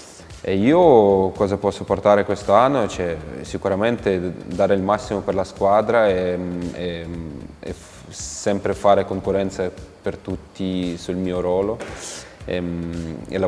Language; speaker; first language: Italian; non-native, fluent; Ukrainian